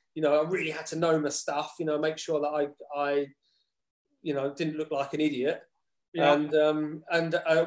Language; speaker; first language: English; native; English